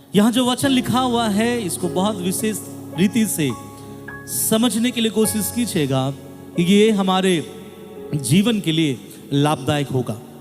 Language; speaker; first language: Hindi; non-native, local second language; Bangla